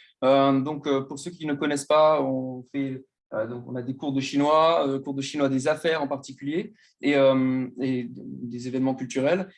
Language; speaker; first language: French; native; French